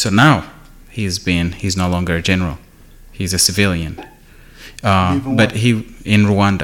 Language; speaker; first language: English; non-native, local second language; Kinyarwanda